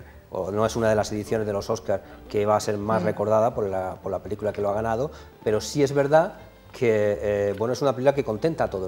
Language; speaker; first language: Spanish; native; Spanish